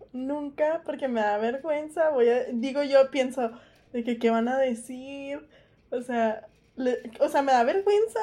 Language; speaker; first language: Spanish; early bilingual, heritage; Spanish